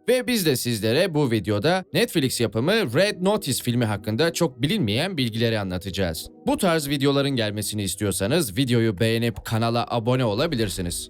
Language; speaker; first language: Turkish; native; Turkish